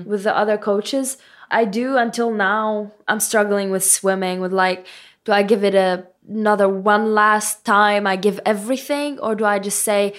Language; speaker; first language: English; non-native, fluent; Arabic